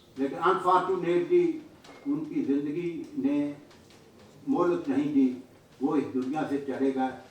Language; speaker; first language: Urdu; non-native, local second language; Punjabi